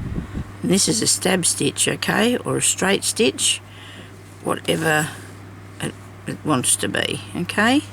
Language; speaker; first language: English; native; English